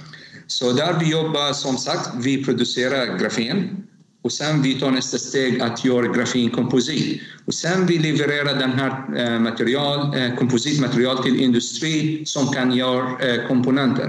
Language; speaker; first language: Swedish; non-native, fluent; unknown